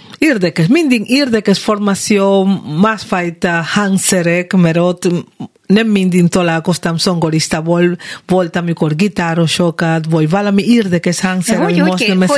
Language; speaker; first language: Hungarian; non-native, learner; Spanish